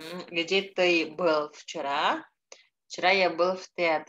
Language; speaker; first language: Russian; non-native, fluent; Indonesian